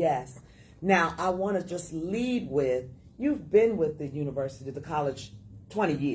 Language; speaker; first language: English; native; English